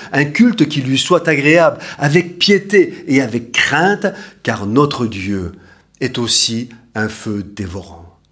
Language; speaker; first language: French; native; French